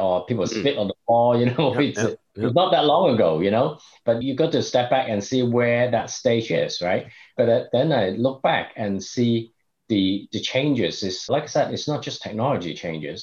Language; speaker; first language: English; non-native, local second language; Cantonese